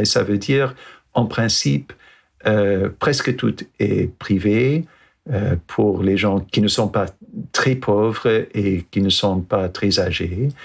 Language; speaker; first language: French; non-native, fluent; English